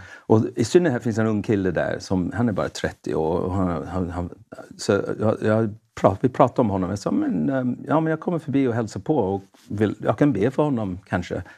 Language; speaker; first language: Swedish; non-native, fluent; English